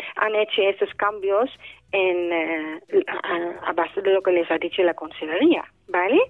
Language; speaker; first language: Spanish; non-native, fluent; Dutch